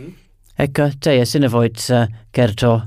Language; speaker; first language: Finnish; non-native, learner; English